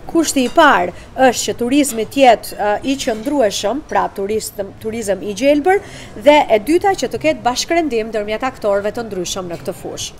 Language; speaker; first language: Albanian; non-native, fluent; Italian